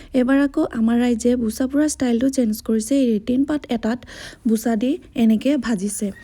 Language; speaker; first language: Assamese; non-native, local second language; Mising